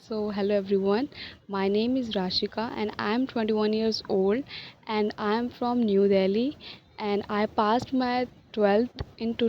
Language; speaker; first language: English; non-native, learner; Hindi